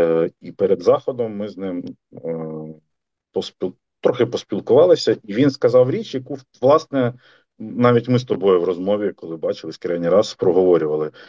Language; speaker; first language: Ukrainian; native; Ukrainian